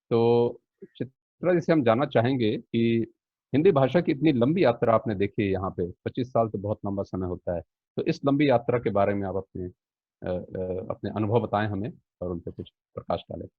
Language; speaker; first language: Hindi; native; Hindi